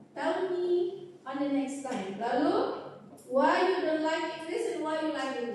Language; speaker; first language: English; non-native, fluent; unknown